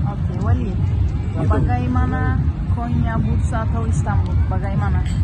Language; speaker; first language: Indonesian; non-native, learner; Turkish